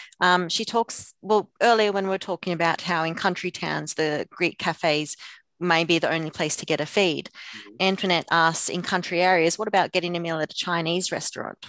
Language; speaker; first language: English; native; English